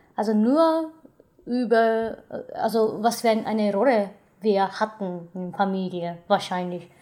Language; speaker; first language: German; non-native, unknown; Japanese